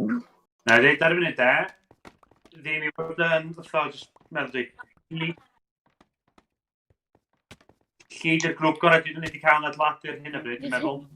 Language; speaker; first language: Welsh; native; Welsh